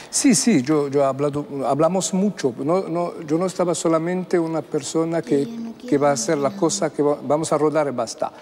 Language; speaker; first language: Spanish; non-native, fluent; Arabic